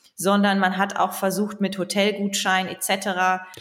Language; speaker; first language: German; native; German